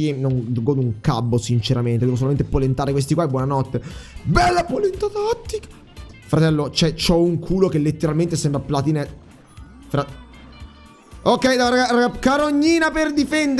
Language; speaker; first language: Italian; native; Italian